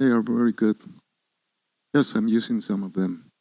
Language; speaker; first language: English; non-native, learner; Spanish